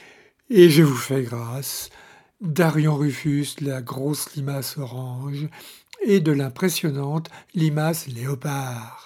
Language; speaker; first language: French; native; French